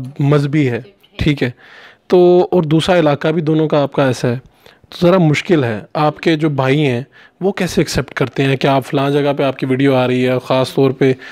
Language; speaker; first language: Urdu; non-native, local second language; Punjabi